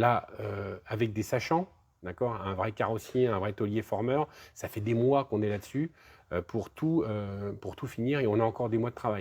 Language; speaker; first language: French; native; French